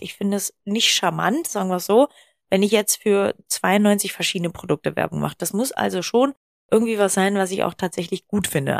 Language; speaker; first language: German; native; German